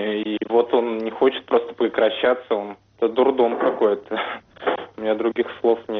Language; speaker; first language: Russian; native; Russian